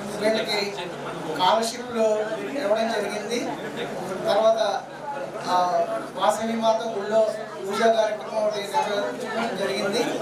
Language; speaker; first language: Telugu; native; Telugu